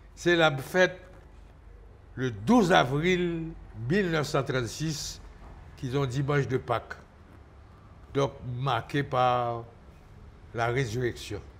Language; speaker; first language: French; native; French